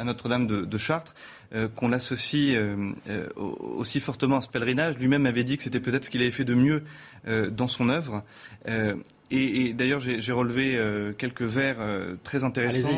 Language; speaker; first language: French; native; French